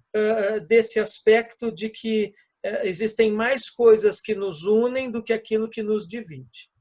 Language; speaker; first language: Portuguese; native; Portuguese